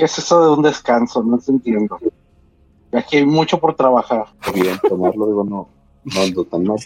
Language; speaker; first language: Spanish; native; Spanish